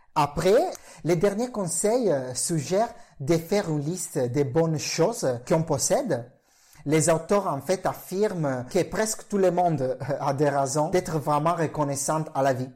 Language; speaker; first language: French; non-native, fluent; Italian